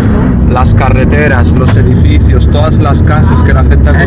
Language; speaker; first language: Spanish; native; Spanish